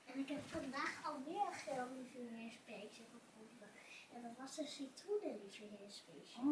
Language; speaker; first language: Dutch; early bilingual, other home language; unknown